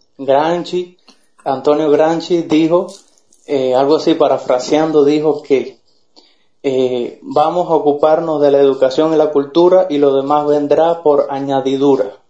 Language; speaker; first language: Spanish; native; Spanish